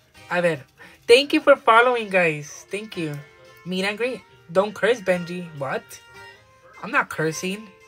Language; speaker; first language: English; early bilingual, other home language; Spanish